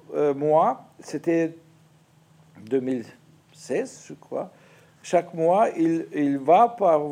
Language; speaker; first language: French; non-native, fluent; Ukrainian